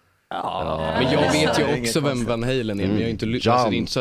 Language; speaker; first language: Swedish; native; Swedish